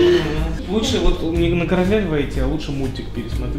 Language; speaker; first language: Russian; native; Russian